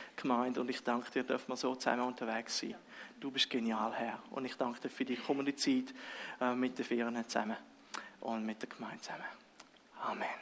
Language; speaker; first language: German; early bilingual, other home language; Russian